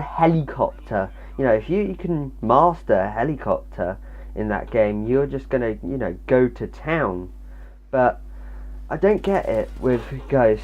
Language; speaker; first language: English; native; English